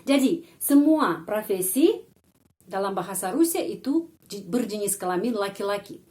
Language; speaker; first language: Indonesian; non-native, fluent; Russian